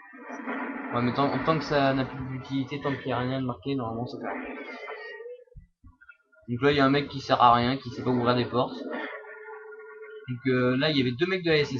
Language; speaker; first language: French; native; French